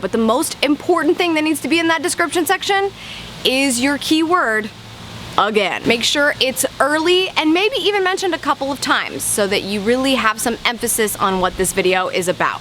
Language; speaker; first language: English; native; English